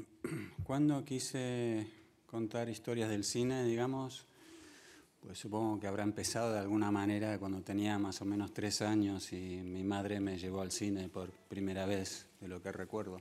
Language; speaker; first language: Spanish; early bilingual, other home language; English